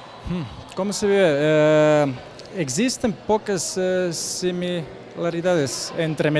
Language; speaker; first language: Spanish; non-native, fluent; Croatian